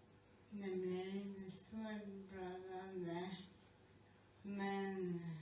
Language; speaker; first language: Swedish; non-native, fluent; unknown